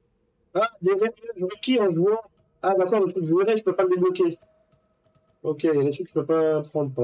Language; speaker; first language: French; native; French